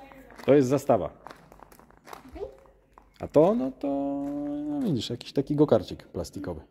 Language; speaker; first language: Polish; native; Polish